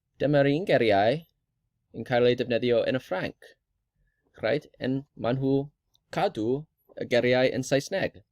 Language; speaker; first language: Welsh; non-native, learner; English